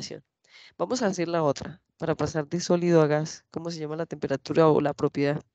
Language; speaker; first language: Spanish; native; Spanish